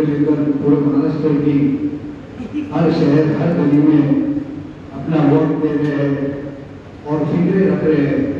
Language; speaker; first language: Hindi; native; Hindi